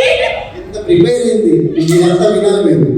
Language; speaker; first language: Telugu; native; Telugu